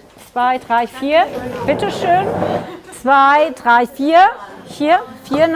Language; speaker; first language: German; non-native, learner; Catalan